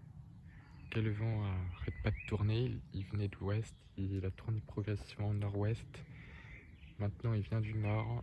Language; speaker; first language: French; native; French